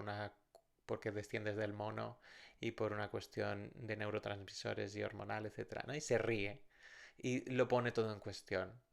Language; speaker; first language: Spanish; native; Spanish